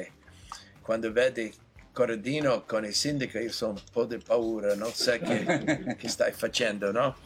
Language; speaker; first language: Italian; non-native, learner; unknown